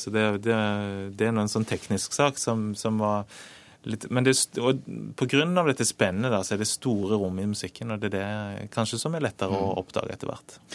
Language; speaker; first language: Norwegian; native; Norwegian